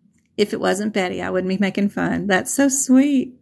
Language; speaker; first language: English; native; English